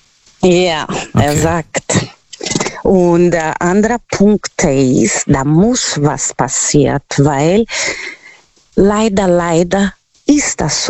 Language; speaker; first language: German; non-native, learner; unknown